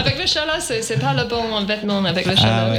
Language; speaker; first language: French; non-native, learner; English